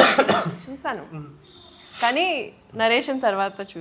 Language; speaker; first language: Telugu; non-native, local second language; Urdu